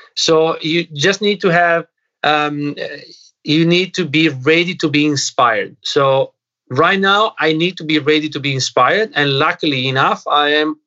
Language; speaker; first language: English; non-native, fluent; Italian